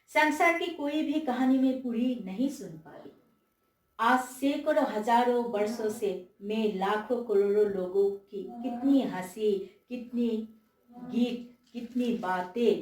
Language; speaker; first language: Hindi; non-native, local second language; Assamese